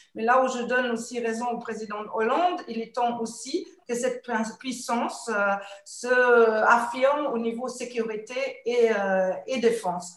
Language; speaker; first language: French; non-native, fluent; German